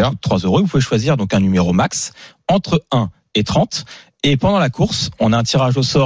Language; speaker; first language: French; native; French